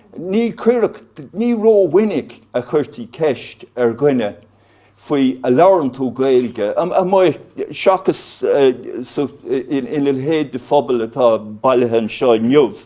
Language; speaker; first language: Irish; non-native, local second language; English